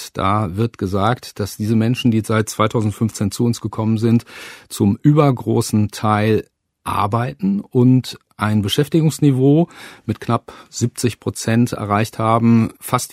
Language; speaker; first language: German; native; German